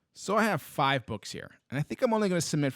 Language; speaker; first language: English; native; English